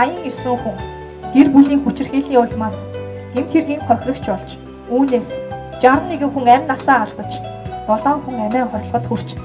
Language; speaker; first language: Mongolian; native; Mongolian